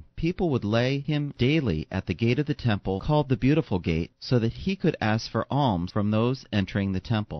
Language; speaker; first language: English; native; English